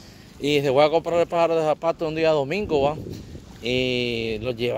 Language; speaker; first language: Spanish; native; Spanish